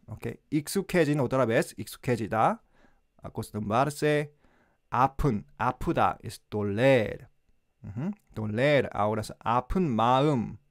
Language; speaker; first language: Spanish; non-native, learner; Korean